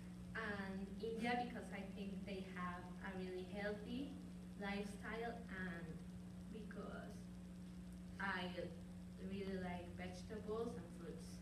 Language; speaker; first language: English; non-native, fluent; Spanish